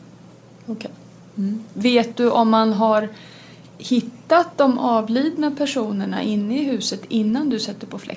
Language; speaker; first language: Swedish; native; Swedish